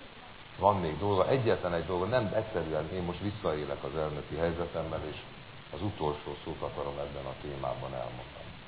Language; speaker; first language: Hungarian; native; Hungarian